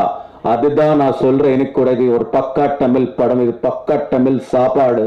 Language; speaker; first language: Tamil; non-native, learner; Telugu